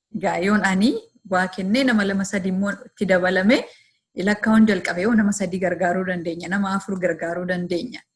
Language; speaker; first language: Oromo; early bilingual, heritage; Oromo